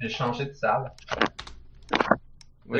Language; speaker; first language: French; native; French